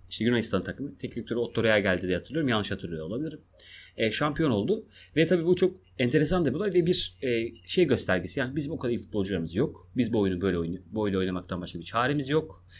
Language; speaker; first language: Turkish; non-native, local second language; Kurdish